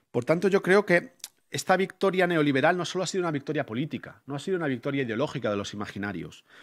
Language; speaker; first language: Spanish; native; Spanish